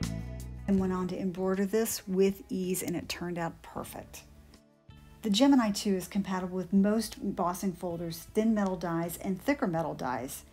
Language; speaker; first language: English; native; English